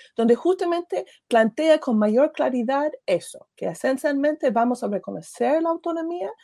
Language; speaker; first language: Spanish; non-native, fluent; English